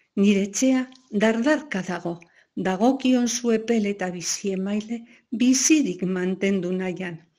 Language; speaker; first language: Basque; non-native, local second language; Spanish